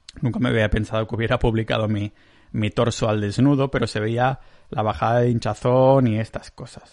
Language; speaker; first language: Spanish; non-native, local second language; Catalan